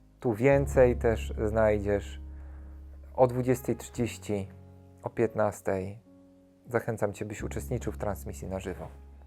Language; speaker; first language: Polish; native; Polish